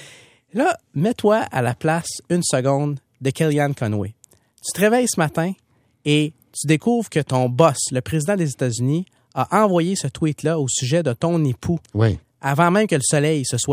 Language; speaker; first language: French; native; French